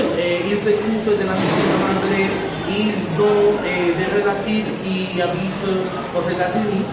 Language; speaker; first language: French; non-native, fluent; Spanish